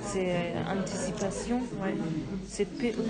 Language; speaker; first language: French; non-native, learner; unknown